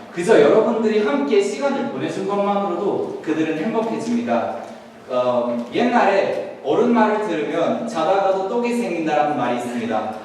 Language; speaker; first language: Korean; non-native, fluent; Turkish